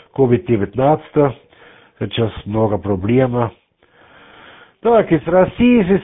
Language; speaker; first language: Russian; non-native, learner; German